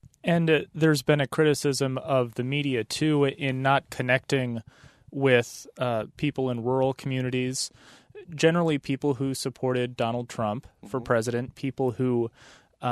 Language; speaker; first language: English; native; English